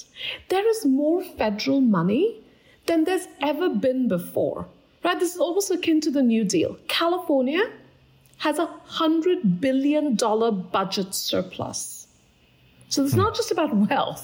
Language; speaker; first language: English; non-native, local second language; Bangla